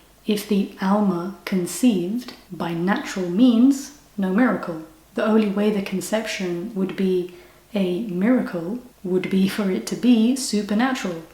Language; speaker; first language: English; native; English